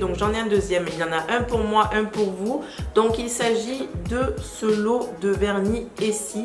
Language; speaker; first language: French; native; French